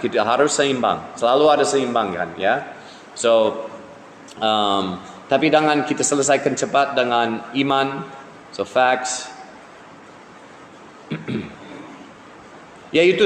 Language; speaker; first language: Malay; non-native, fluent; English